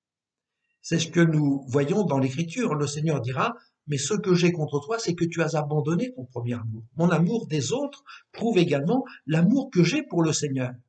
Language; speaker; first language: French; native; French